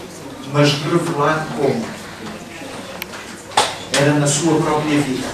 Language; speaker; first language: Portuguese; native; Portuguese